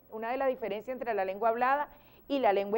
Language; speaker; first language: Spanish; native; Spanish